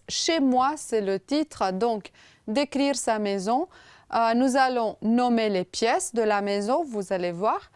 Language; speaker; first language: French; non-native, fluent; Romanian